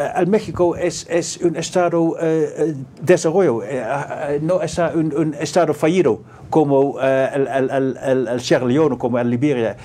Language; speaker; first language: Spanish; non-native, learner; Dutch